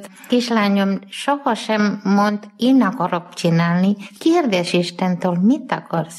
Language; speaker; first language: Hungarian; non-native, learner; Malayalam